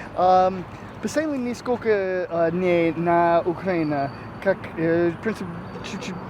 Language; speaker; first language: Russian; non-native, learner; English